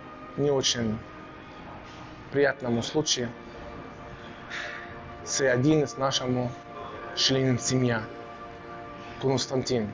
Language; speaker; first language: Russian; non-native, learner; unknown